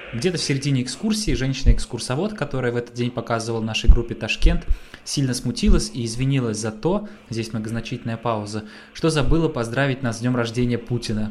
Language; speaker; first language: Russian; native; Russian